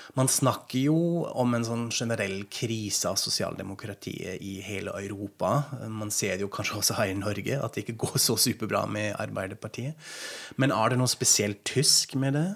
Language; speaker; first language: Norwegian; non-native, fluent; German